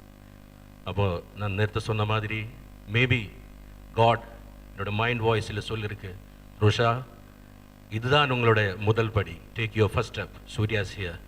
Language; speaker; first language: Tamil; non-native, learner; Malayalam